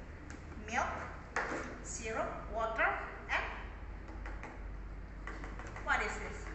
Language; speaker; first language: English; non-native, learner; Indonesian